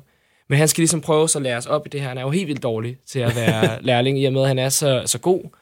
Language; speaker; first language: Danish; native; Danish